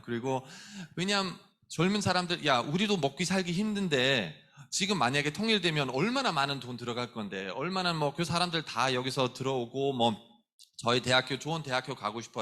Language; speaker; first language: Korean; non-native, fluent; German